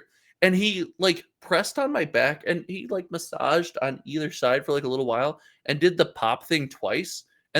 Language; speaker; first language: English; native; English